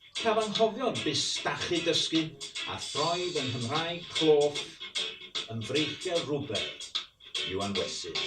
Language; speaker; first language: Welsh; early bilingual, heritage; Welsh